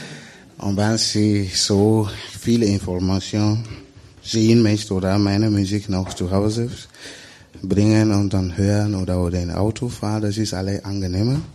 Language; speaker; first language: German; non-native, learner; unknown